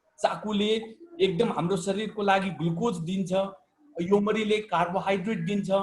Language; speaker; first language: Nepali; non-native, local second language; Newari